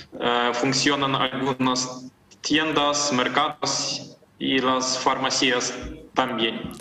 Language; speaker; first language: Spanish; non-native, fluent; Ukrainian